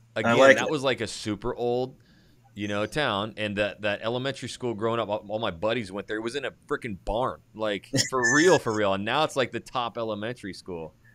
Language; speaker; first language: English; native; English